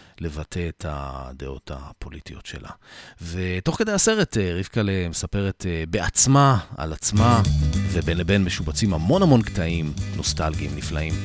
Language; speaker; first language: Hebrew; native; Hebrew